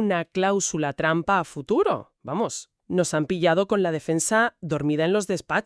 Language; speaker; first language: Spanish; native; Spanish